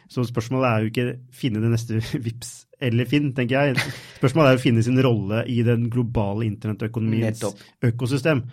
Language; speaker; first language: Norwegian; native; Norwegian